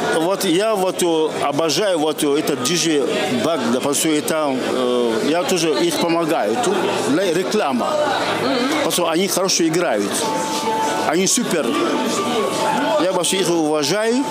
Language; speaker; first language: Russian; non-native, local second language; French